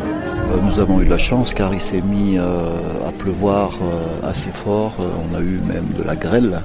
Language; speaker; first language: French; native; French